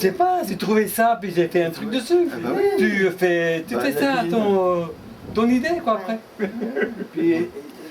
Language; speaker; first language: French; native; French